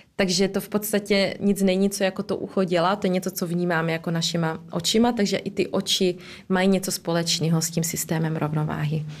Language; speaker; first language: Czech; early bilingual, heritage; Czech